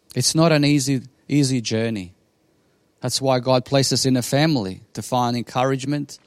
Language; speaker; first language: English; non-native, fluent; Bosnian